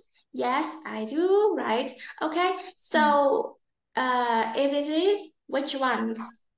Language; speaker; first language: English; non-native, learner; Vietnamese